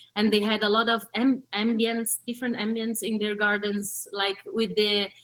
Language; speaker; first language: English; early bilingual, other home language; Portuguese